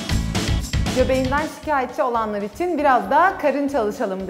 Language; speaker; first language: Turkish; native; Turkish